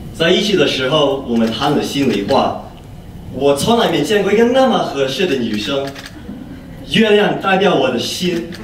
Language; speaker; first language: Chinese; non-native, learner; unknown